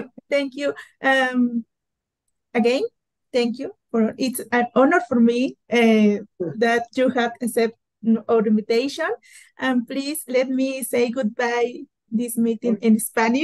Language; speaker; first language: English; non-native, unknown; Spanish